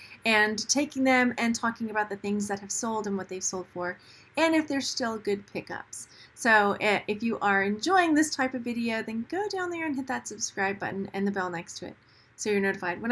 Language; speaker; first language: English; native; English